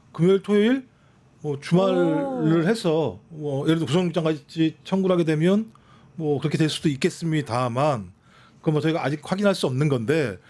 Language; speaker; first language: Korean; native; Korean